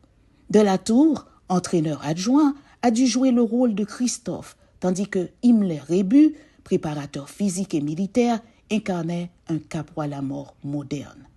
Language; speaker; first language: French; non-native, local second language; Haitian Creole